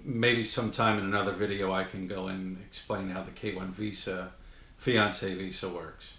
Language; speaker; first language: English; native; English